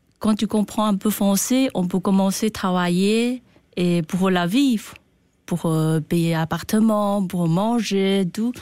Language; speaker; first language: French; non-native, learner; Chinese